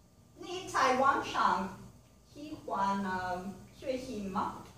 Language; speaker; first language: Chinese; non-native, learner; Portuguese